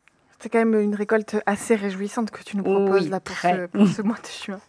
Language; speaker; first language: French; native; French